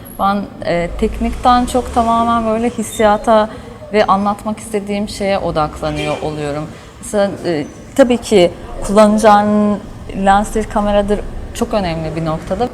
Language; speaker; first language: Turkish; early bilingual, heritage; Turkish